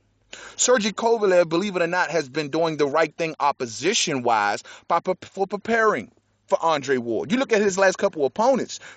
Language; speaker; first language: English; native; English